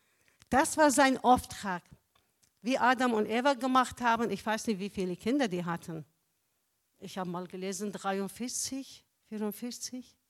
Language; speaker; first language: German; non-native, fluent; Persian